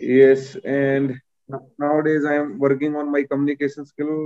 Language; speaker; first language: English; non-native, local second language; Hindi